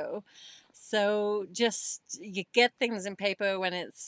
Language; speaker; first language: English; native; English